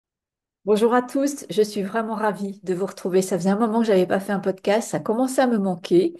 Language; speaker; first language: French; native; French